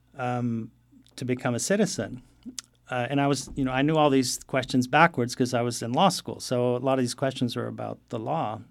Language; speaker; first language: English; non-native, fluent; Arabic